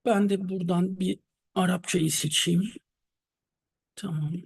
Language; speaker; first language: Turkish; native; Turkish